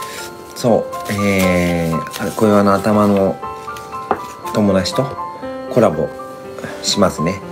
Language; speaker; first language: Japanese; native; Japanese